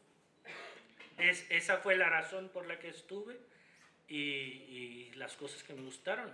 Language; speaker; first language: Spanish; non-native, fluent; Hindi